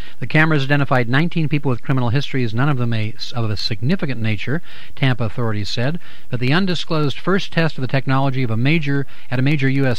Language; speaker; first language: English; native; English